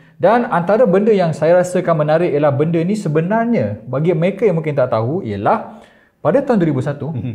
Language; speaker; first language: Malay; native; Malay